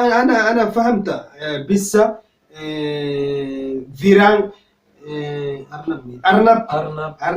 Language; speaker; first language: Arabic; non-native, learner; Somali